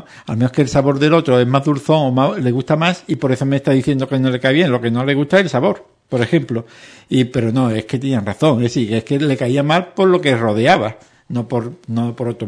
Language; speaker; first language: Spanish; native; Spanish